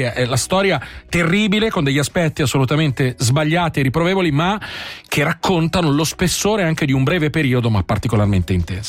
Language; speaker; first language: Italian; native; Italian